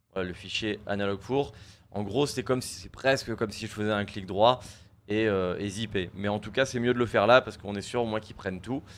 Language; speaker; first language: French; native; French